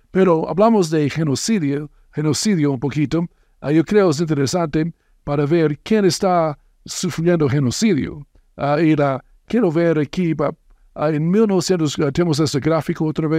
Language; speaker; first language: Spanish; non-native, fluent; English